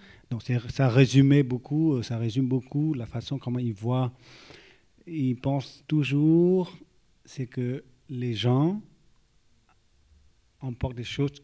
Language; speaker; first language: French; non-native, fluent; Vietnamese